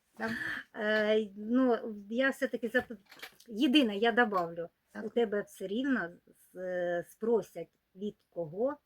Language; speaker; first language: Ukrainian; non-native, local second language; Russian